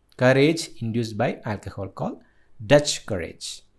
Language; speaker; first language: English; non-native, local second language; Malayalam